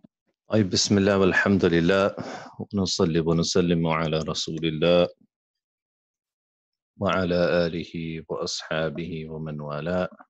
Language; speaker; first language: Arabic; non-native, fluent; English